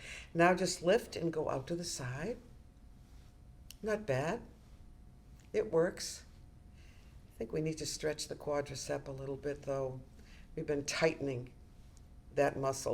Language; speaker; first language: English; native; English